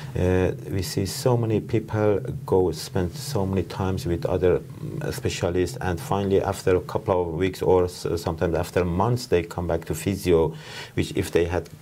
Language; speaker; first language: English; non-native, fluent; Persian